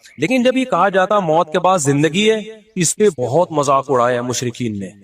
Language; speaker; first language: Urdu; native; Urdu